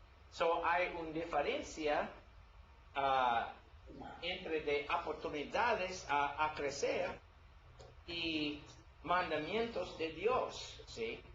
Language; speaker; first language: Spanish; non-native, learner; English